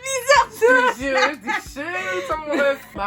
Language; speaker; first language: French; native; French